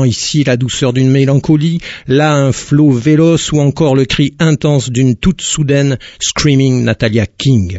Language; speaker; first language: French; native; French